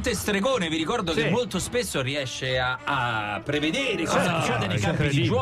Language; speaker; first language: Italian; native; Italian